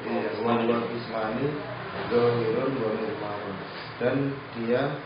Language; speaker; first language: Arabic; non-native, learner; Indonesian